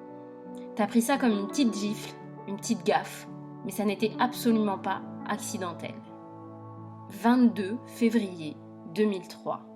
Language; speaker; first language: French; native; French